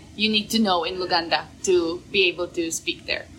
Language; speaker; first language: English; non-native, fluent; Slovak